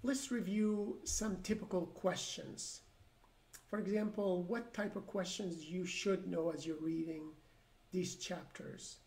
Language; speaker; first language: English; non-native, fluent; Persian